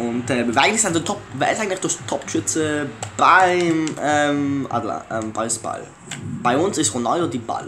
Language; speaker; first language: German; early bilingual, other home language; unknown